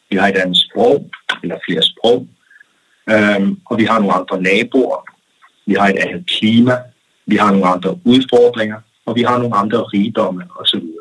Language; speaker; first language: Danish; non-native, local second language; Kalaallisut